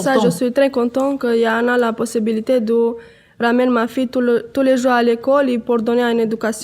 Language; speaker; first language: French; non-native, learner; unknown